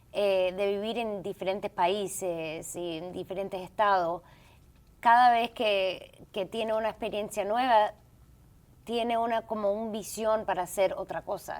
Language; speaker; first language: Spanish; early bilingual, heritage; English